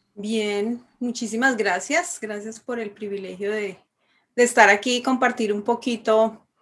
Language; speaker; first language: Spanish; native; Spanish